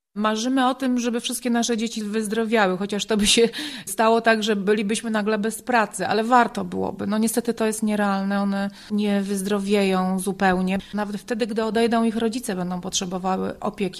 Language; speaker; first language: Polish; native; Polish